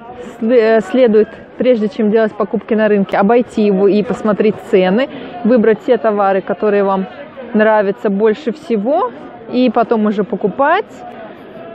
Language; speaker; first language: Russian; native; Russian